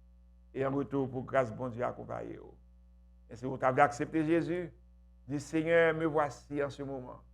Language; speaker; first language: French; non-native, local second language; Haitian Creole